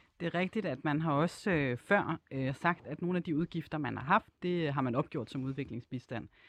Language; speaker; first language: Danish; native; Danish